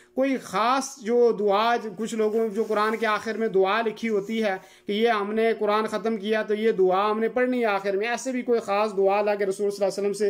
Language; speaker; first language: Urdu; non-native, local second language; Gujari